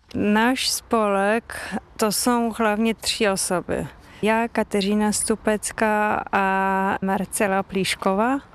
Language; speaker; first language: Czech; non-native, fluent; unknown